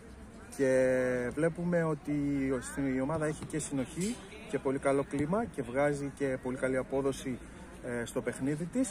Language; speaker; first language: Greek; native; Greek